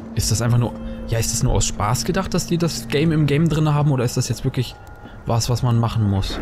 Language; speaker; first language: German; native; German